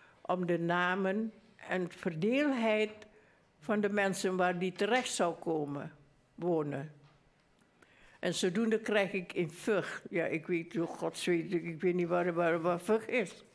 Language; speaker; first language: Dutch; early bilingual, other home language; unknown